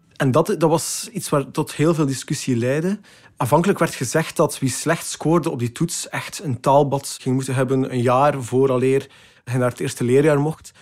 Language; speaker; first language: Dutch; native; Dutch